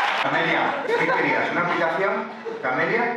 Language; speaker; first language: Spanish; native; Spanish